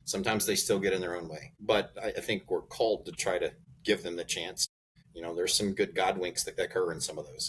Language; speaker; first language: English; native; English